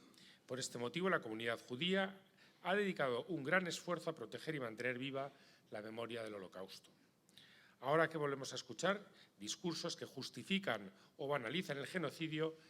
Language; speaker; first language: Spanish; native; Spanish